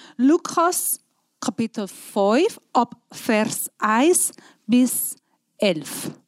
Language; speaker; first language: German; non-native, fluent; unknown